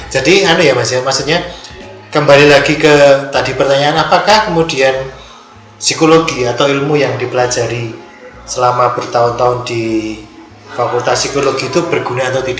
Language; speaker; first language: Indonesian; non-native, local second language; Javanese